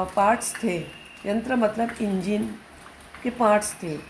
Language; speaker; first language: Hindi; non-native, local second language; Marathi